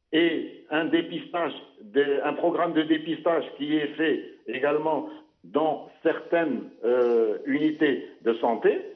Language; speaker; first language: French; non-native, local second language; Arabic